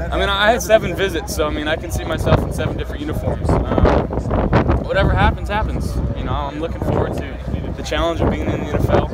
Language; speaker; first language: English; native; English